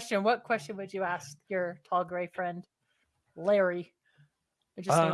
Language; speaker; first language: English; native; English